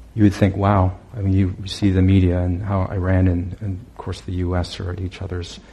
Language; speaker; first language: English; native; English